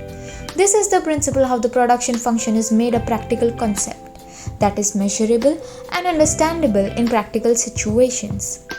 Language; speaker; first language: English; non-native, local second language; Gujarati